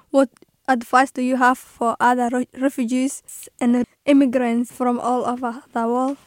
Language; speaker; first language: English; non-native, learner; Somali